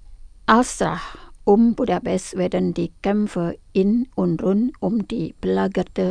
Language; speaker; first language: German; non-native, fluent; Indonesian